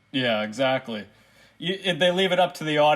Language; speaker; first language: English; native; English